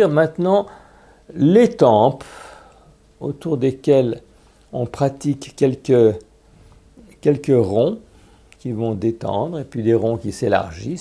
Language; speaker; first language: French; native; French